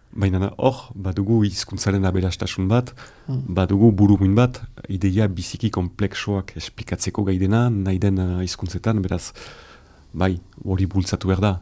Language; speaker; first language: Basque; native; Basque